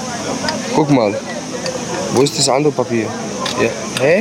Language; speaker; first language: German; non-native, fluent; Arabic